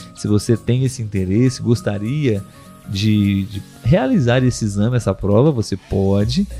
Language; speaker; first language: Portuguese; native; Portuguese